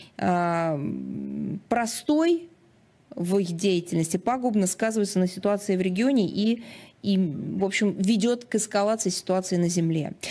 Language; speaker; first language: Russian; native; Russian